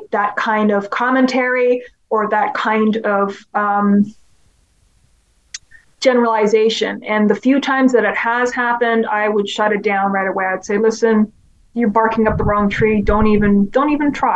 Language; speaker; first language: English; non-native, local second language; Cantonese